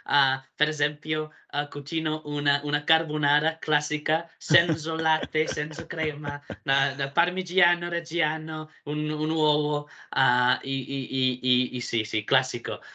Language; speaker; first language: Italian; non-native, learner; English